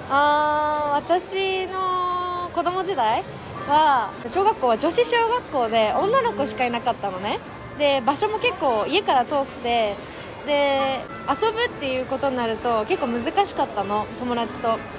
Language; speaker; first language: Japanese; native; Japanese